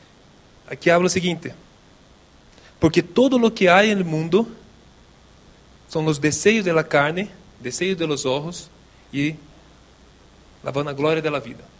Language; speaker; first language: Spanish; non-native, local second language; Portuguese